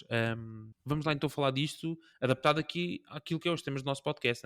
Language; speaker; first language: Portuguese; native; Portuguese